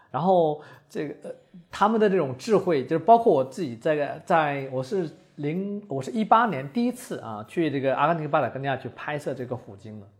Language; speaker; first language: Chinese; native; Chinese